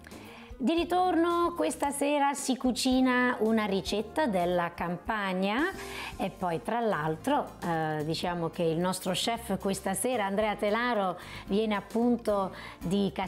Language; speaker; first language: Italian; early bilingual, heritage; Italian